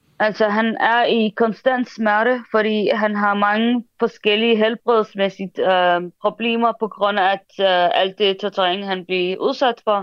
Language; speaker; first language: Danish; early bilingual, other home language; Arabic